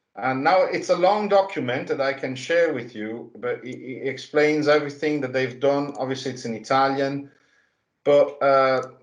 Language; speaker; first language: English; non-native, fluent; Italian